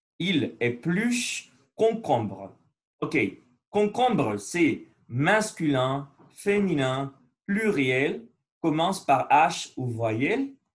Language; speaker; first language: French; non-native, learner; Spanish